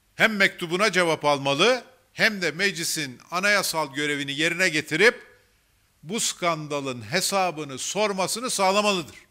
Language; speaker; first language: Turkish; native; Turkish